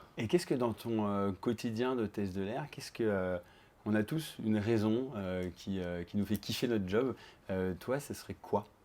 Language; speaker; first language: French; native; French